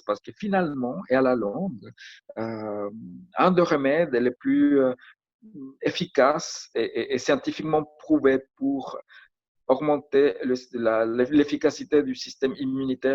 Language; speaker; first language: French; non-native, fluent; Spanish